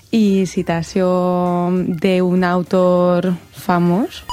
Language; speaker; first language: Catalan; non-native, learner; French